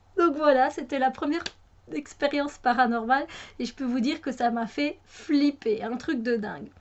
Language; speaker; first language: French; native; French